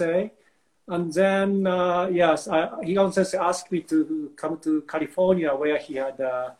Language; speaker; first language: English; non-native, fluent; Japanese